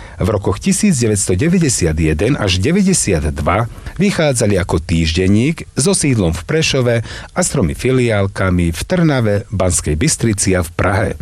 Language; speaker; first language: Slovak; native; Slovak